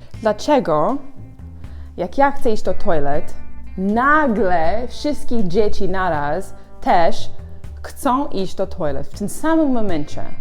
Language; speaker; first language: Polish; non-native, learner; English